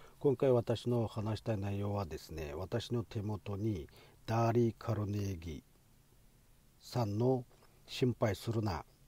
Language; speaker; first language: Japanese; non-native, fluent; Uyghur